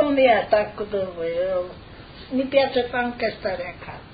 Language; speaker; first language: Italian; non-native, fluent; Slovenian